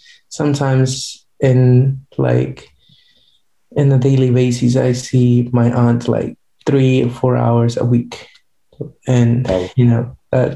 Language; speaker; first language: English; non-native, fluent; Guarani